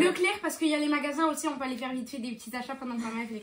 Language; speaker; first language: French; native; French